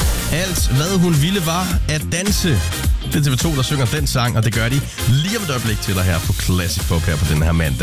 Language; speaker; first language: Danish; native; Danish